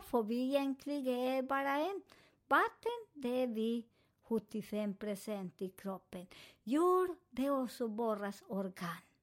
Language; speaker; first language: Swedish; non-native, learner; Spanish